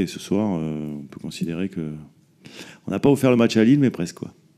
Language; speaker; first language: French; native; French